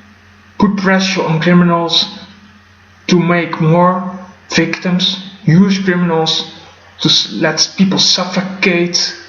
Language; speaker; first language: English; non-native, fluent; Dutch